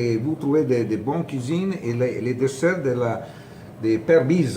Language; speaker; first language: French; non-native, fluent; Italian